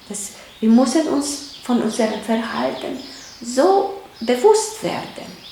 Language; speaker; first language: German; non-native, fluent; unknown